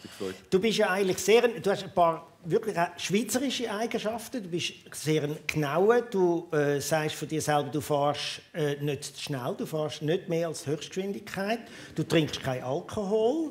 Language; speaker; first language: German; native; German